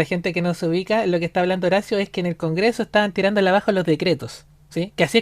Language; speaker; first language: Spanish; native; Spanish